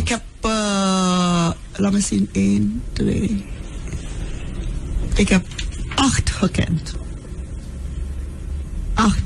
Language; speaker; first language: Dutch; non-native, local second language; Sranan Tongo